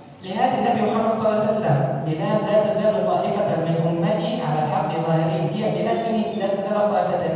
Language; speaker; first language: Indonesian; non-native, learner; Arabic